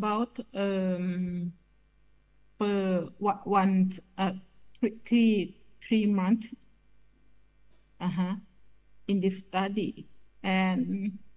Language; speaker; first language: English; non-native, learner; Thai